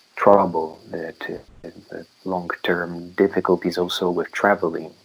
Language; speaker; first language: English; non-native, fluent; Polish